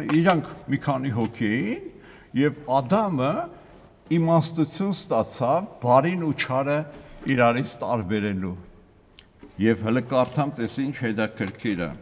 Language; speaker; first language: Armenian; native; Armenian